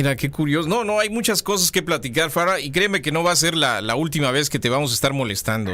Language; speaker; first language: Spanish; native; Spanish